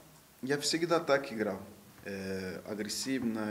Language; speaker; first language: Russian; non-native, learner; Portuguese